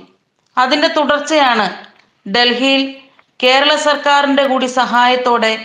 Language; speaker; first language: Malayalam; native; Malayalam